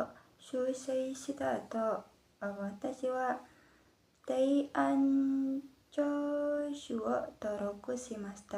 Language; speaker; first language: Japanese; non-native, learner; Indonesian